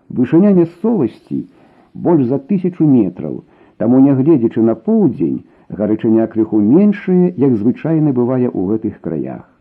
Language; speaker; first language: Belarusian; native; Belarusian